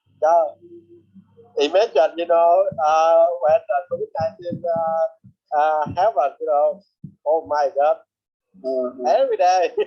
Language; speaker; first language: English; non-native, learner; Vietnamese